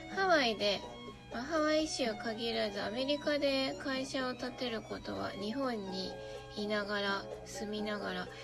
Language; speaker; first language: Japanese; native; Japanese